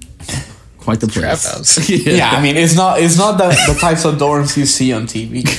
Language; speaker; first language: English; early bilingual, other home language; Spanish